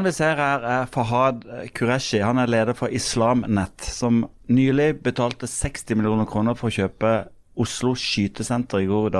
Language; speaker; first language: Norwegian; native; Norwegian